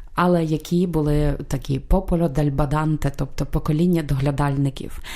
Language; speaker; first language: Ukrainian; native; Ukrainian